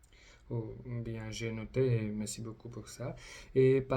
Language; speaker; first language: French; non-native, learner; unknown